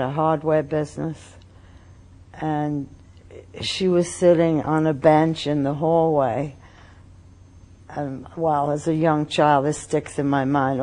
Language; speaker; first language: English; early bilingual, other home language; German